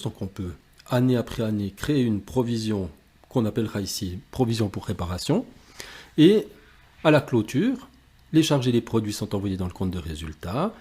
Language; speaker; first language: French; native; French